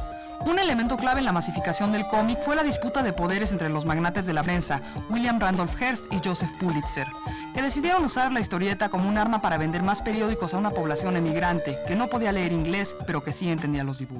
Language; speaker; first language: Spanish; native; Spanish